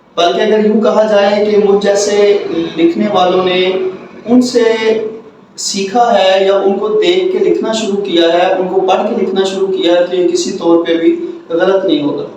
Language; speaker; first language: Urdu; non-native, local second language; Punjabi